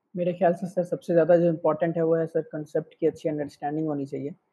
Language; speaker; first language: Hindi; native; Hindi